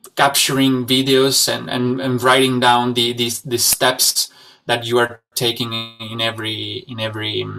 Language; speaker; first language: English; non-native, fluent; Italian